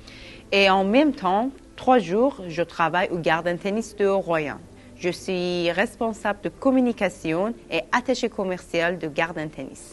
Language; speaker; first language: French; non-native, fluent; Persian